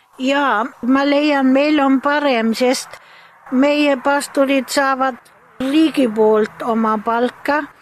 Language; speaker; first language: Estonian; early bilingual, heritage; German